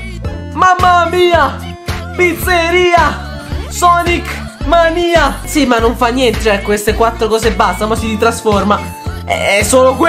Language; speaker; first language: Italian; native; Italian